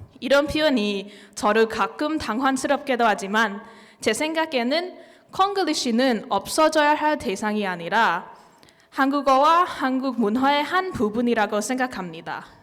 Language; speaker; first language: Korean; non-native, learner; English